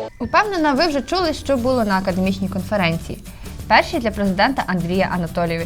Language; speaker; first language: Ukrainian; native; Ukrainian